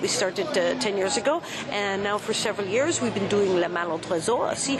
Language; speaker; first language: English; native; English